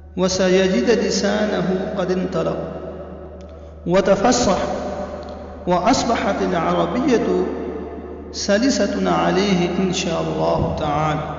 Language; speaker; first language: Arabic; non-native, fluent; Urdu